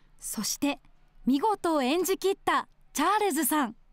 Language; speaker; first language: Japanese; native; Japanese